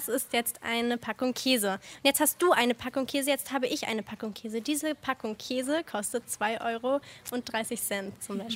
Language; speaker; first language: German; native; German